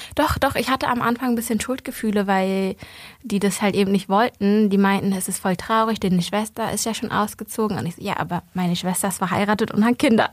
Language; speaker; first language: German; early bilingual, other home language; Vietnamese